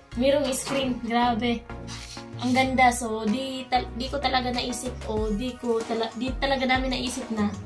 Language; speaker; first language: Filipino; native; Filipino